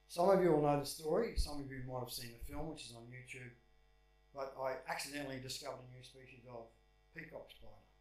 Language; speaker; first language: English; native; English